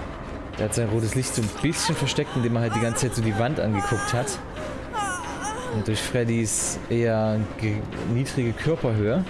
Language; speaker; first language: German; native; German